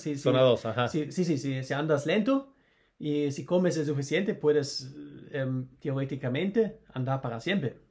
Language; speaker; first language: Spanish; non-native, learner; German